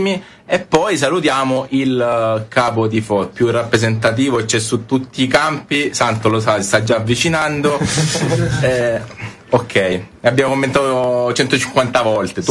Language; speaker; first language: Italian; native; Italian